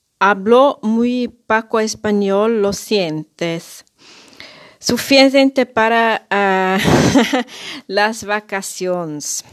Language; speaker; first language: Spanish; non-native, learner; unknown